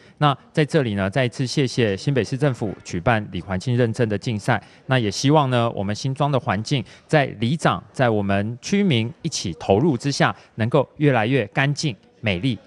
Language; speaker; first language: Chinese; native; Chinese